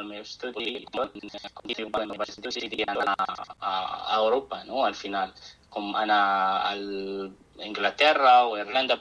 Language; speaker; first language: Catalan; non-native, fluent; Arabic